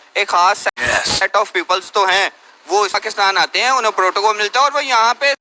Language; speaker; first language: Urdu; non-native, local second language; Punjabi